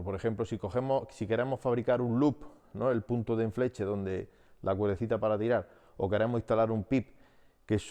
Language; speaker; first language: Spanish; native; Spanish